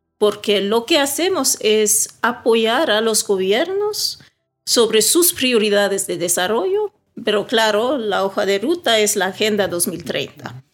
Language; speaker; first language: Spanish; early bilingual, heritage; Swedish